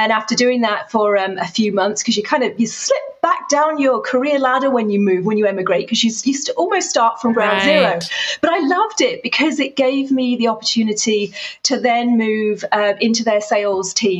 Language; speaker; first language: English; native; English